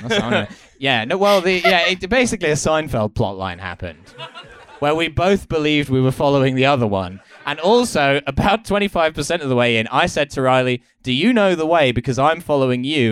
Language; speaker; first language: English; native; English